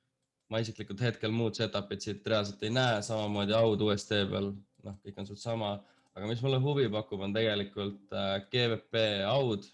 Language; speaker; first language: Estonian; native; Estonian